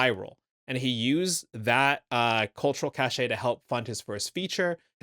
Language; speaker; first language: English; native; English